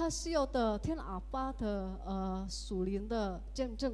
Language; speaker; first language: Chinese; early bilingual, heritage; Indonesian